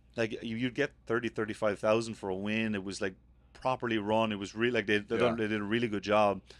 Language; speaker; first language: English; native; English